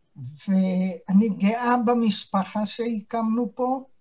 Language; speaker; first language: Hebrew; non-native, fluent; Hungarian